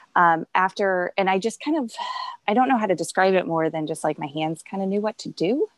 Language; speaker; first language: English; native; English